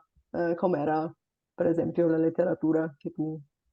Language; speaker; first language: Italian; non-native, fluent; Bulgarian